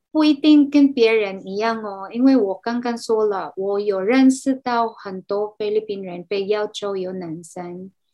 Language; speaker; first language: Chinese; non-native, fluent; Cebuano